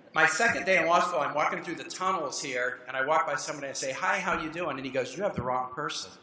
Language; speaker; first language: English; native; English